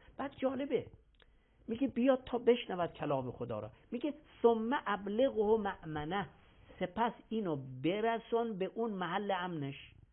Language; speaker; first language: Persian; native; Persian